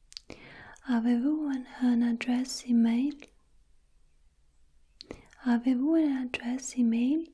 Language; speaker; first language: French; non-native, learner; Russian